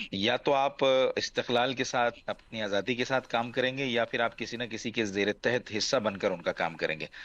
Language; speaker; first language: Urdu; non-native, local second language; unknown